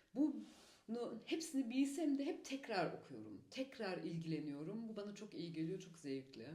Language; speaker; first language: Turkish; early bilingual, heritage; Turkish